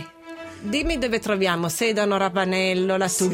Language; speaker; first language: Italian; native; Italian